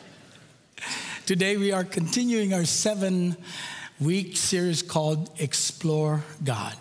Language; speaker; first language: English; non-native, local second language; Filipino